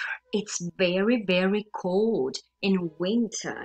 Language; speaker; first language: English; non-native, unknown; Italian